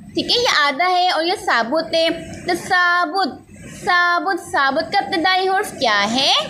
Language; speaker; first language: Urdu; native; Urdu